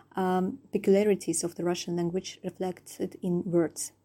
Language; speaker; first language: English; non-native, fluent; Russian